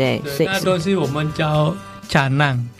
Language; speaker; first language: Chinese; non-native, learner; Balinese